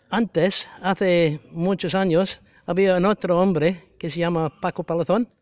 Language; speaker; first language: Spanish; non-native, learner; English